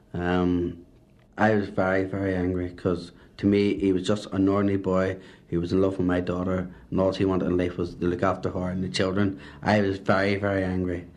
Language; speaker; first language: English; native; English